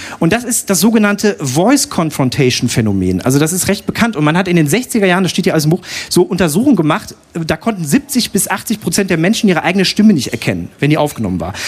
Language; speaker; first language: German; native; German